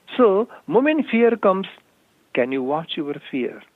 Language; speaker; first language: English; non-native, local second language; Marathi